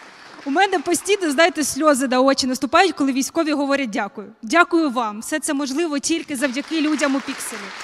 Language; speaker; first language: Ukrainian; native; Ukrainian